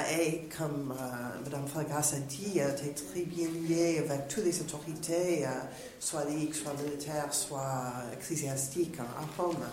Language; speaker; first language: French; non-native, fluent; English